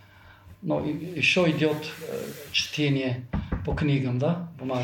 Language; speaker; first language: Russian; non-native, fluent; Italian